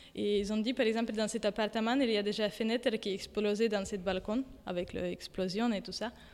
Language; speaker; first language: French; non-native, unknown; Ukrainian